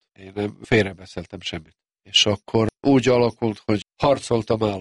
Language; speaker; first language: Hungarian; non-native, local second language; Serbian